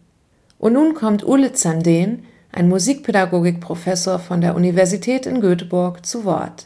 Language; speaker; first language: German; native; German